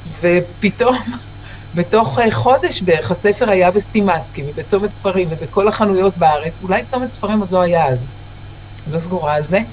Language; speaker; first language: Hebrew; native; Hebrew